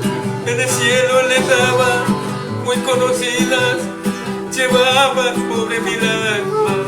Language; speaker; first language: Spanish; non-native, local second language; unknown